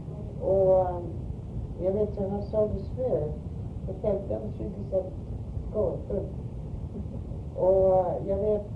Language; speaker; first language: Swedish; early bilingual, heritage; Swedish